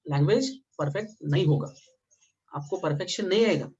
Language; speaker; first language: Hindi; non-native, local second language; Marathi